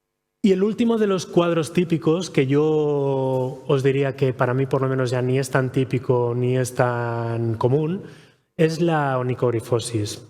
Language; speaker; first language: Spanish; native; Spanish